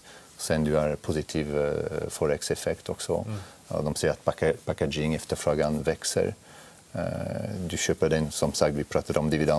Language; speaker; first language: Swedish; non-native, fluent; French